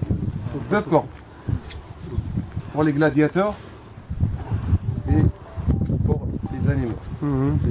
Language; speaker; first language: French; non-native, local second language; Arabic